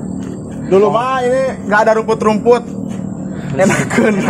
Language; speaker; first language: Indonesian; non-native, local second language; Sundanese